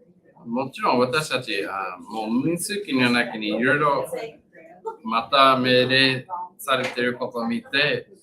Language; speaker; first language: Japanese; non-native, learner; English